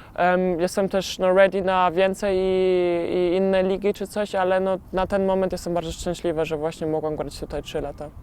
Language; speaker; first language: Polish; early bilingual, heritage; Polish